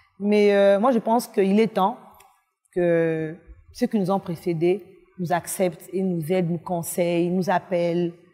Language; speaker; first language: French; non-native, local second language; Lingala